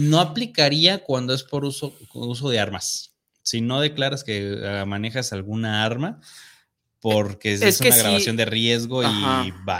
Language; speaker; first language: Spanish; native; Spanish